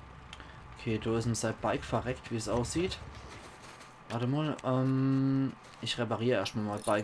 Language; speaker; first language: German; native; German